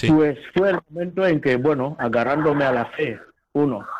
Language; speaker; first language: Spanish; non-native, local second language; Fang